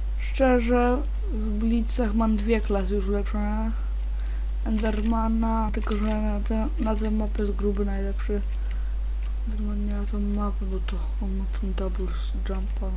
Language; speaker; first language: Polish; native; Polish